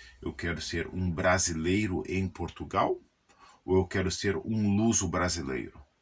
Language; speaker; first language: Portuguese; native; Portuguese